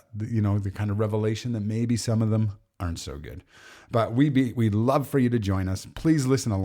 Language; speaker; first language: English; native; English